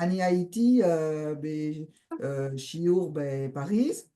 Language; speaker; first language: Hebrew; non-native, learner; French